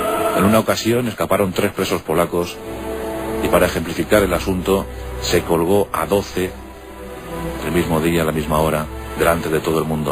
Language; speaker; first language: Spanish; native; Spanish